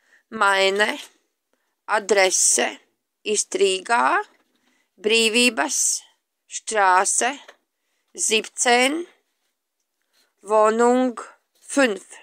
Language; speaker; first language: German; non-native, fluent; Latvian